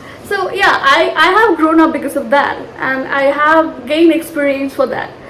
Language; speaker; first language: English; non-native, local second language; Bangla